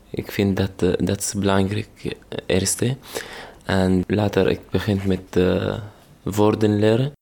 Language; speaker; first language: Dutch; non-native, learner; Arabic